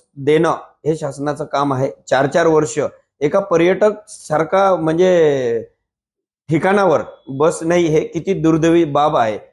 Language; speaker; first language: Marathi; non-native, local second language; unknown